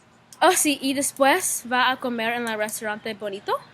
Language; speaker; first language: Spanish; non-native, learner; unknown